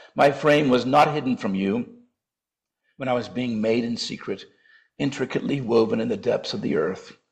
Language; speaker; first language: English; native; English